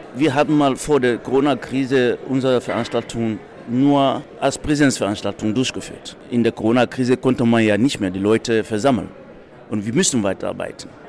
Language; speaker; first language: German; non-native, fluent; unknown